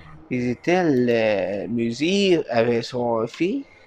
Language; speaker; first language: French; non-native, learner; English